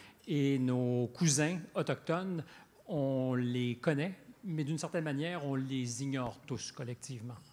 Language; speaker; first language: French; native; French